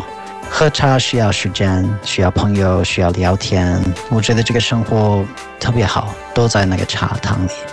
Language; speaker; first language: Chinese; non-native, fluent; English